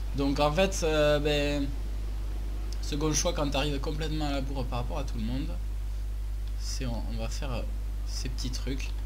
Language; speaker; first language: French; native; French